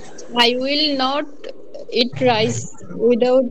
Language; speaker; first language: English; non-native, learner; Bangla